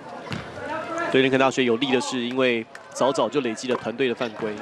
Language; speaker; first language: Chinese; native; Chinese